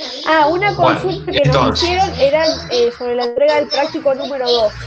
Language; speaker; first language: Spanish; native; Spanish